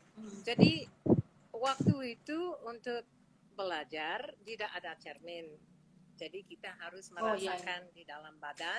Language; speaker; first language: Indonesian; non-native, fluent; English